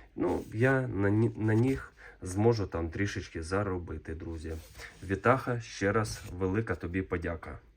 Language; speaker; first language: Ukrainian; non-native, local second language; Russian